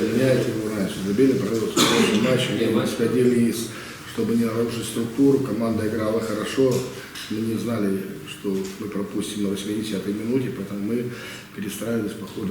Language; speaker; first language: Russian; native; Russian